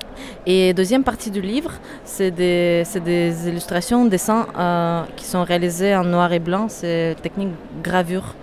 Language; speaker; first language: French; non-native, fluent; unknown